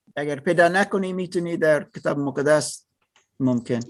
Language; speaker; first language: Persian; non-native, learner; German